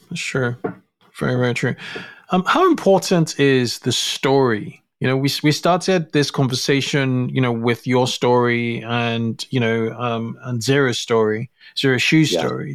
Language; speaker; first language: English; non-native, local second language; Yoruba